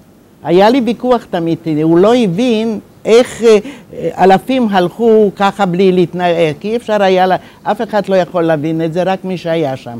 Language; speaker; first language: Hebrew; non-native, fluent; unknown